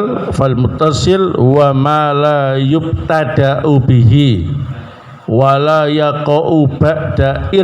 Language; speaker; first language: Arabic; non-native, fluent; Indonesian